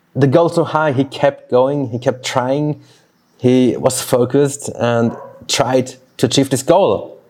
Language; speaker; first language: English; non-native, fluent; Swiss German